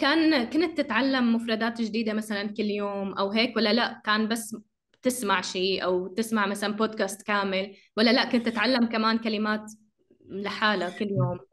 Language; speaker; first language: Arabic; native; Arabic